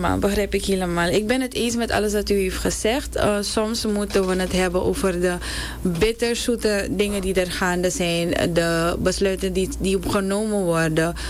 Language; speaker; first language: Dutch; native; Dutch